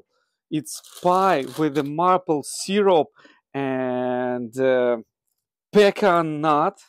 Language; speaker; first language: English; non-native, learner; Russian